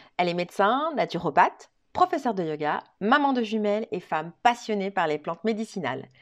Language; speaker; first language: French; native; French